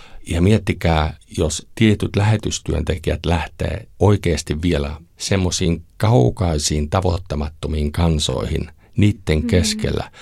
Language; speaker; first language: Finnish; non-native, fluent; German